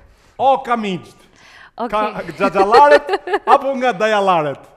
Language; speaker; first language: Albanian; native; Albanian